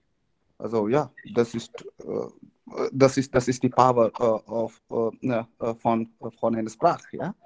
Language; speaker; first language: German; non-native, learner; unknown